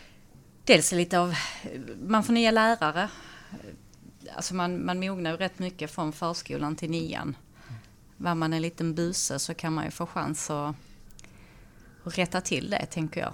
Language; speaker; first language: Swedish; native; Swedish